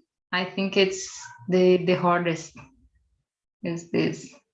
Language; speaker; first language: English; non-native, learner; Portuguese